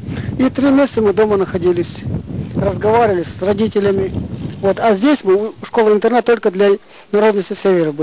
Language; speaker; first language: Russian; non-native, local second language; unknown